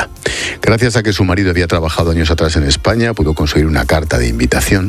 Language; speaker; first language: Spanish; native; Spanish